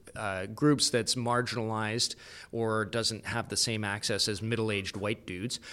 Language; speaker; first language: English; native; English